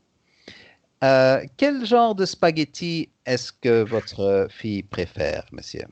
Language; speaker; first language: French; native; French